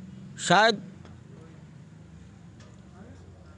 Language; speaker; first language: Hindi; native; Hindi